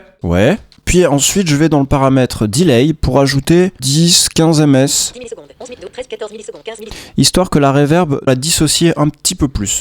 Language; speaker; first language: French; native; French